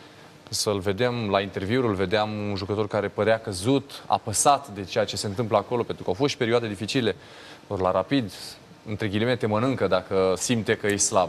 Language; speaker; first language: Romanian; native; Romanian